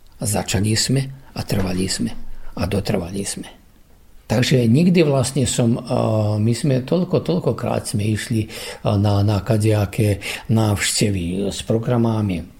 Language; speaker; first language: Slovak; early bilingual, heritage; Slovak